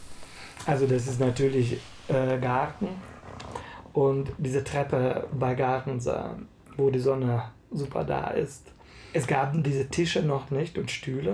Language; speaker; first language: German; non-native, fluent; Hungarian